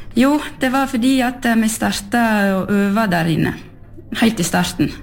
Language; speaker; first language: Norwegian; early bilingual, heritage; French